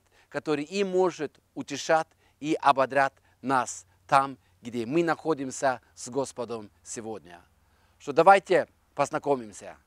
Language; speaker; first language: Russian; non-native, fluent; Norwegian